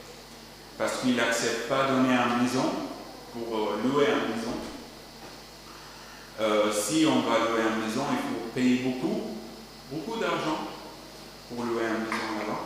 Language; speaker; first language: French; non-native, learner; Arabic